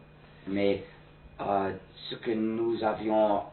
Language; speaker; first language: French; non-native, fluent; English